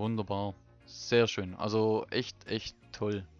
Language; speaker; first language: German; native; German